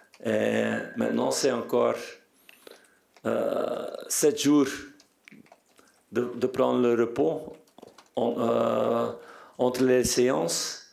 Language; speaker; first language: French; non-native, fluent; Dutch